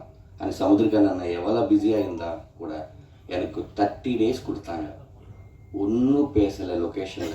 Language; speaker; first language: Tamil; non-native, learner; Telugu